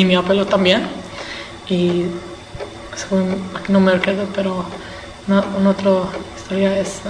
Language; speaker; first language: Spanish; early bilingual, heritage; English